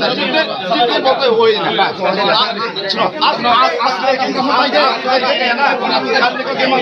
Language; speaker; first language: Hindi; non-native, local second language; Kok Borok